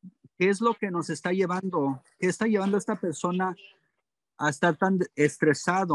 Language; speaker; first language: Spanish; early bilingual, heritage; English